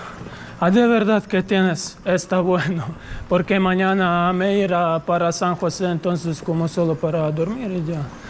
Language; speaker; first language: Spanish; non-native, learner; Croatian